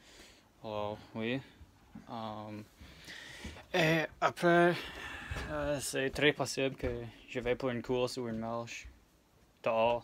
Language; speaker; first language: French; non-native, learner; English